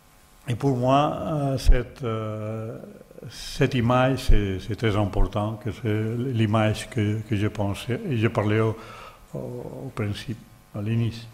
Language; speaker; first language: French; non-native, learner; Catalan